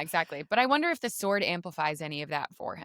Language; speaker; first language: English; native; English